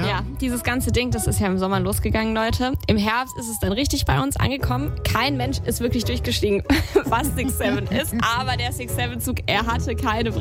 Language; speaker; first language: German; native; German